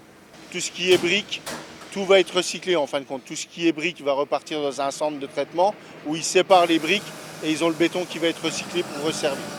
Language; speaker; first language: French; native; French